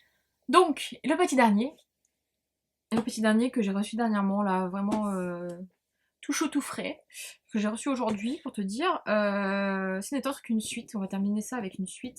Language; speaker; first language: French; native; French